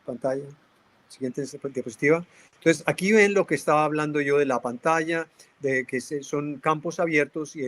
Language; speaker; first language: Spanish; native; Spanish